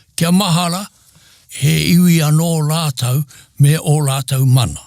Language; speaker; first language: Māori; native; Māori